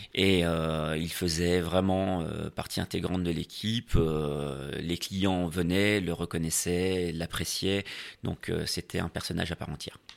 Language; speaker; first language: French; native; French